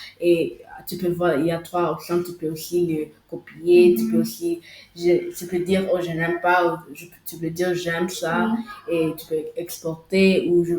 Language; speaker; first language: French; non-native, local second language; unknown